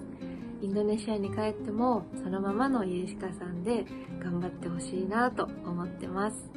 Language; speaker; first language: Japanese; non-native, fluent; Indonesian